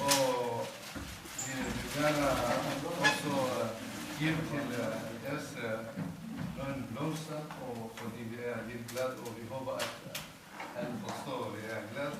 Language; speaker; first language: Danish; non-native, learner; Kurdish